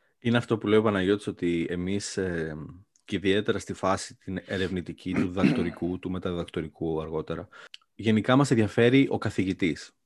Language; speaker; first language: Greek; native; Greek